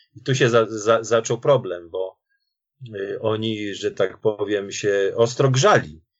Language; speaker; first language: Polish; native; Polish